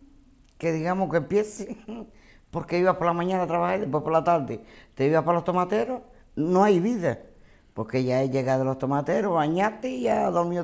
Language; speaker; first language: Spanish; native; Spanish